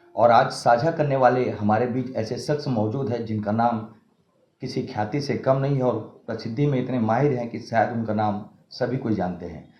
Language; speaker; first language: Hindi; native; Hindi